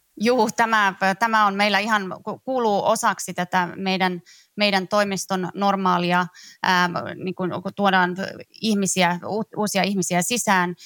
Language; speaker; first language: Finnish; native; Finnish